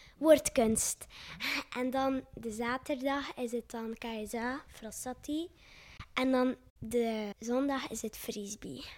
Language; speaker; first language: Dutch; native; Dutch